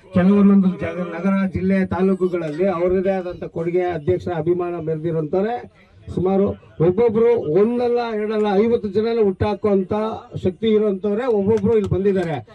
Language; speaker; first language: Kannada; native; Kannada